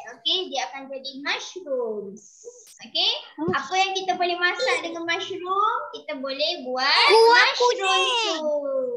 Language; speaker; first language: Malay; native; Malay